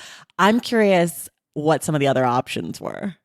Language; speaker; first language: English; native; English